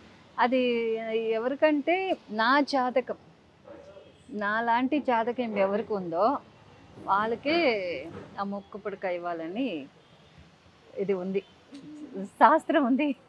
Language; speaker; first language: Telugu; non-native, local second language; Tamil